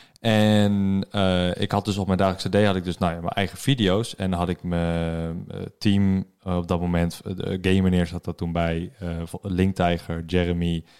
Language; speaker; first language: Dutch; native; Dutch